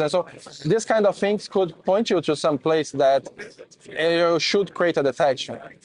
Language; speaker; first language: English; non-native, fluent; Portuguese